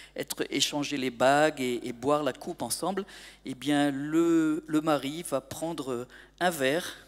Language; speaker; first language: French; native; French